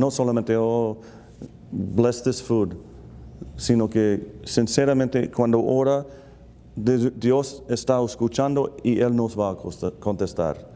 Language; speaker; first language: Spanish; non-native, fluent; English